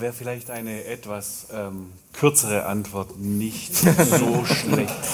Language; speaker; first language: German; native; German